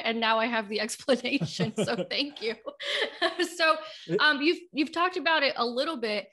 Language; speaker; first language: English; native; English